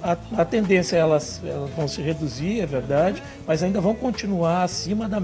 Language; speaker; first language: Portuguese; native; Portuguese